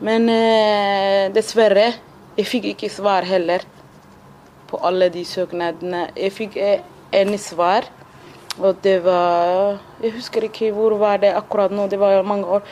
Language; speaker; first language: Norwegian; non-native, fluent; Somali